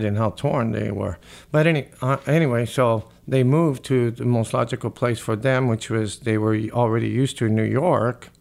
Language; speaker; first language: English; early bilingual, other home language; Spanish